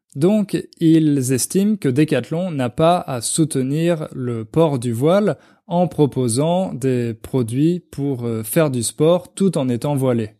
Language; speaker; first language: French; native; French